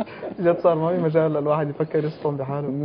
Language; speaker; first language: Arabic; native; Arabic